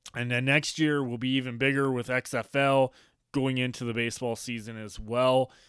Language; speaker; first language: English; native; English